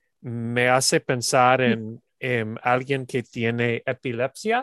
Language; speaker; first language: Spanish; non-native, learner; English